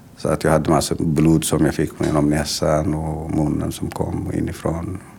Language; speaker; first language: Swedish; non-native, fluent; Tigrinya